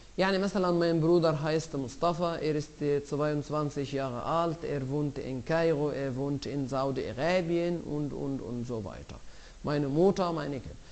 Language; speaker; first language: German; non-native, fluent; Arabic